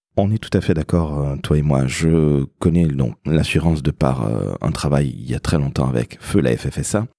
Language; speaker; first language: French; native; French